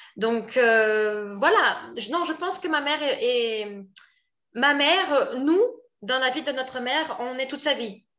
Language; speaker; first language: French; native; French